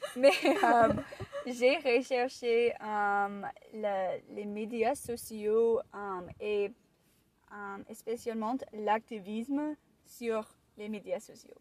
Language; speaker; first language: French; non-native, learner; English